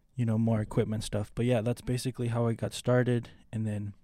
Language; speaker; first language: English; non-native, fluent; Spanish